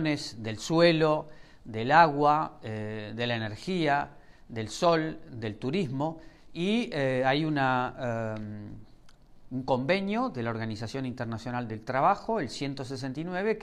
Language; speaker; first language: Spanish; native; Spanish